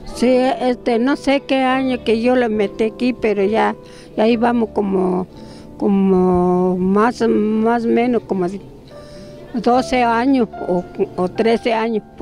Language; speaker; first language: Spanish; non-native, local second language; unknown